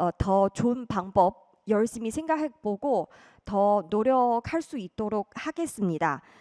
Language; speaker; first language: Korean; non-native, fluent; Chinese